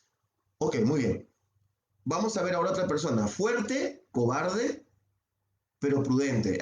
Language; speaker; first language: Spanish; native; Spanish